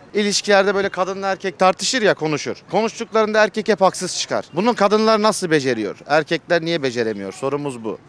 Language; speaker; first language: Turkish; native; Turkish